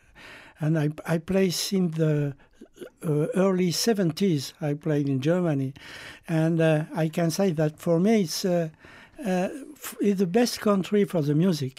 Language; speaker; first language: English; non-native, fluent; French